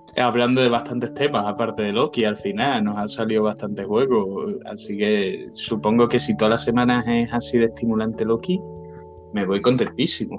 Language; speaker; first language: Spanish; native; Spanish